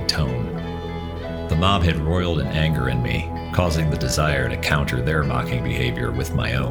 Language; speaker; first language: English; native; English